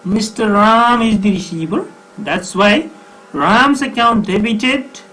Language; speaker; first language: English; non-native, local second language; Nepali